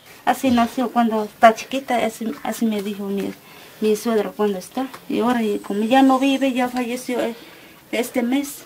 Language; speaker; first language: Spanish; non-native, local second language; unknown